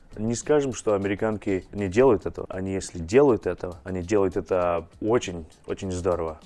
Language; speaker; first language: Russian; non-native, fluent; English